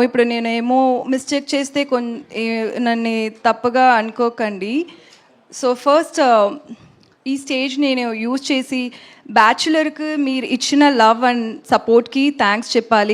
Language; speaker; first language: Telugu; non-native, learner; Tamil